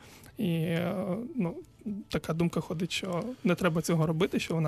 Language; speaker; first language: Ukrainian; non-native, local second language; Crimean Tatar